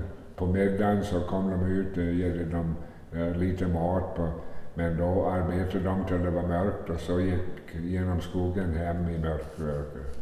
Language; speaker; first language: Swedish; early bilingual, heritage; Swedish